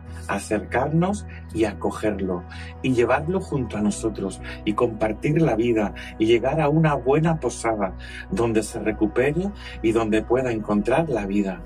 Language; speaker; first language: Spanish; native; Spanish